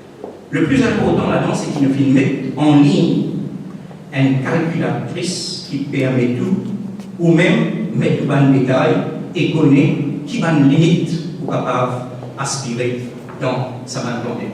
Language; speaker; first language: French; non-native, local second language; Morisyen